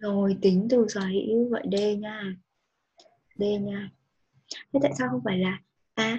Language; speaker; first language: Vietnamese; native; Vietnamese